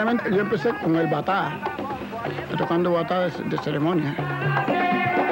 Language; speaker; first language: Spanish; native; Spanish